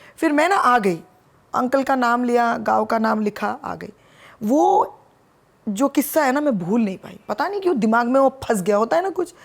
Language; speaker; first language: Hindi; non-native, local second language; Bangla